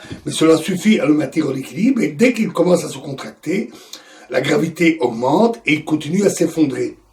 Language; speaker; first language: French; native; French